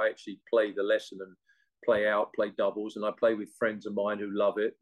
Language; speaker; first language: English; native; English